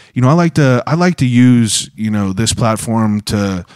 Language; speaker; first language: English; native; English